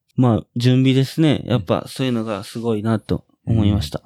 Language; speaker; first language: Japanese; native; Japanese